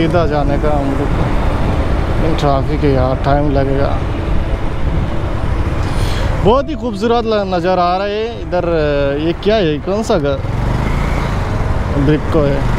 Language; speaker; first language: Hindi; native; Hindi